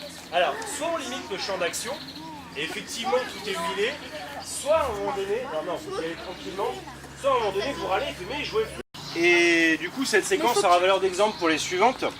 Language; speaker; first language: French; native; French